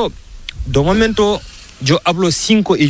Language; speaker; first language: Spanish; non-native, learner; Fula